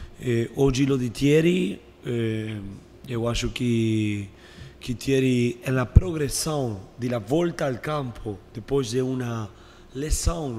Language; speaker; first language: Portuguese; non-native, learner; Spanish